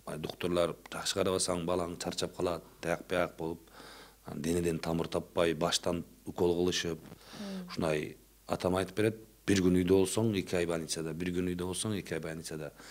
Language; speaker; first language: Kyrgyz; non-native, local second language; Uzbek